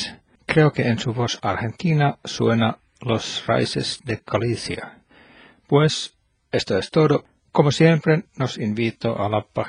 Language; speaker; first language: Spanish; non-native, fluent; Finnish